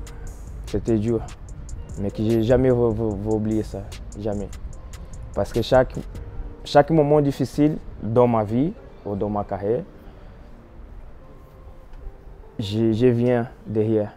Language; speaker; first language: French; non-native, fluent; Portuguese